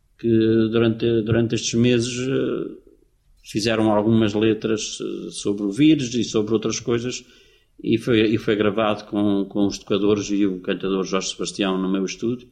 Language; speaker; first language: Portuguese; native; Portuguese